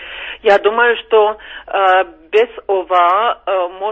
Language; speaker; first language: Russian; non-native, fluent; Czech